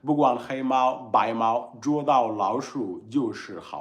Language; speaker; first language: Chinese; non-native, learner; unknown